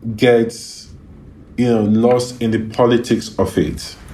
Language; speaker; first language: English; non-native, local second language; Yoruba